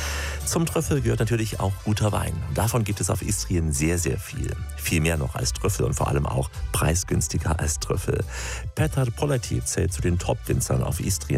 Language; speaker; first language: German; native; German